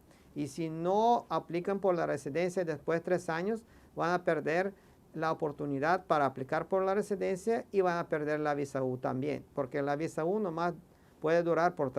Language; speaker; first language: Spanish; non-native, fluent; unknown